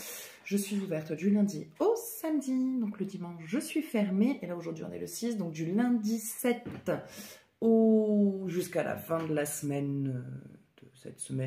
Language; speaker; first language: French; native; French